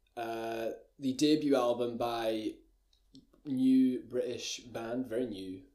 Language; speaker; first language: English; native; English